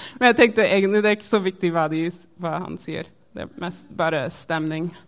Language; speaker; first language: Norwegian; non-native, fluent; English